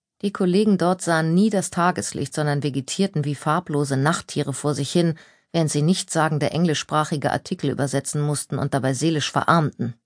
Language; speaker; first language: German; native; German